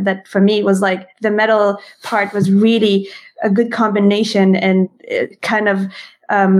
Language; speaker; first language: English; non-native, fluent; Hebrew